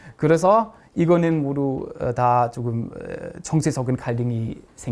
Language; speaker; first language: Korean; non-native, fluent; German